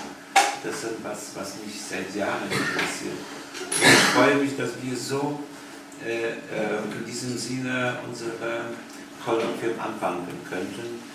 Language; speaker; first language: German; non-native, fluent; Polish